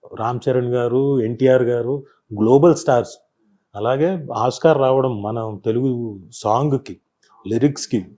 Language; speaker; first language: Telugu; native; Telugu